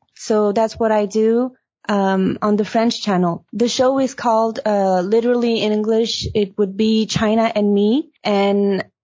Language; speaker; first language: English; early bilingual, heritage; Chinese